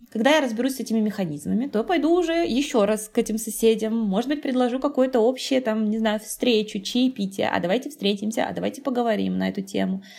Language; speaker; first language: Russian; native; Russian